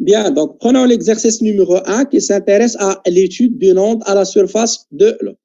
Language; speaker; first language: French; non-native, local second language; Arabic